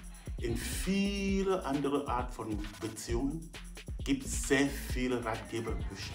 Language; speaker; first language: German; non-native, fluent; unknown